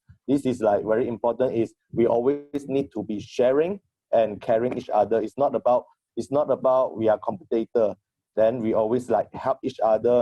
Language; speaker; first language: English; non-native, fluent; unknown